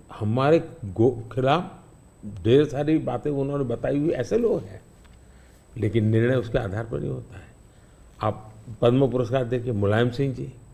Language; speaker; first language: Hindi; non-native, local second language; Gujarati